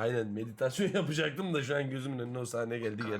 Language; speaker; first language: Turkish; native; Turkish